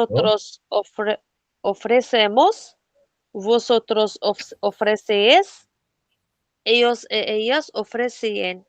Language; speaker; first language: Spanish; non-native, learner; Arabic